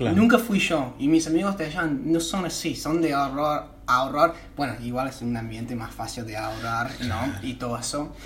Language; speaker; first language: Spanish; non-native, fluent; English